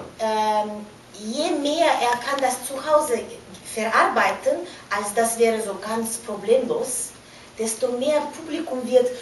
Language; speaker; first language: German; non-native, fluent; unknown